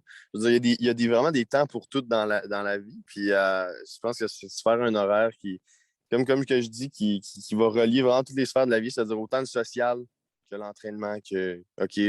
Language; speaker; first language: French; native; French